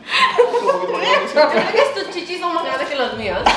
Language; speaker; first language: Spanish; early bilingual, heritage; Korean